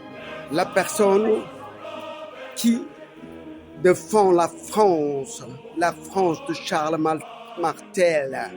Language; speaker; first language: French; non-native, learner; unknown